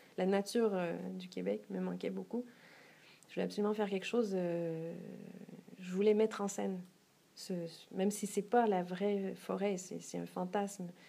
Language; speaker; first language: French; native; French